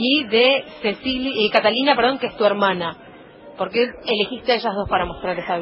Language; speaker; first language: Spanish; native; Spanish